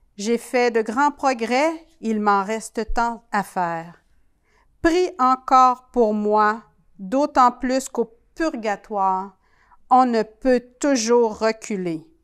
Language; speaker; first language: French; native; French